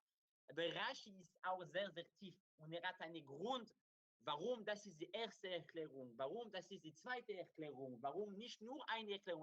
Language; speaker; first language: German; non-native, learner; Hebrew